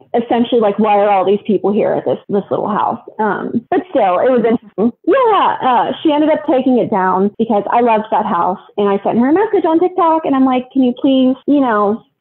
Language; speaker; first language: English; native; English